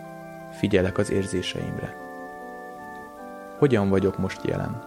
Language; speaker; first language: Hungarian; native; Hungarian